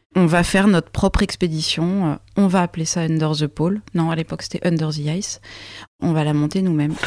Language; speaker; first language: French; native; French